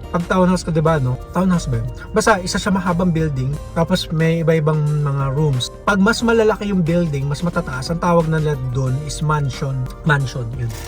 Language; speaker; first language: Filipino; native; Filipino